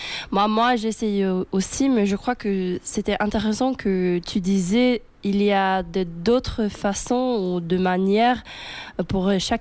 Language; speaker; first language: French; non-native, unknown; Swedish